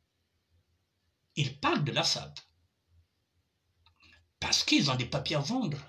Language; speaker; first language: French; non-native, local second language; Lingala